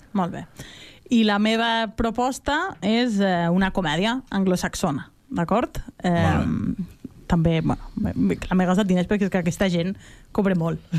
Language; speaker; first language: Catalan; native; Catalan